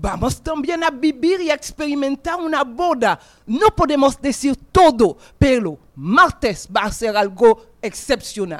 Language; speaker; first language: Spanish; non-native, fluent; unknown